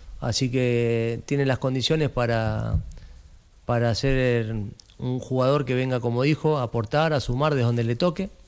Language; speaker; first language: Spanish; native; Spanish